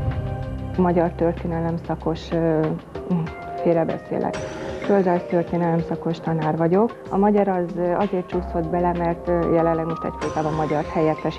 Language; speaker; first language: Hungarian; native; Hungarian